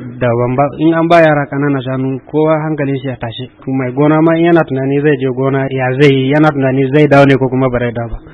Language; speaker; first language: Hausa; non-native, local second language; Fula